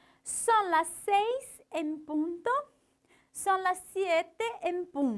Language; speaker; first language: Spanish; non-native, fluent; Portuguese